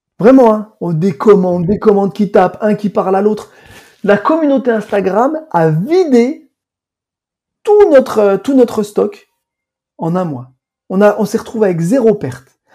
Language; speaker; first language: French; early bilingual, other home language; Arabic